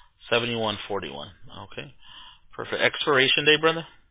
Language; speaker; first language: English; early bilingual, other home language; Spanish